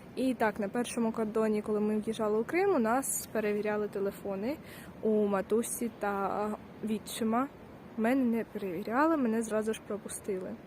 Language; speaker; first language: Ukrainian; native; Ukrainian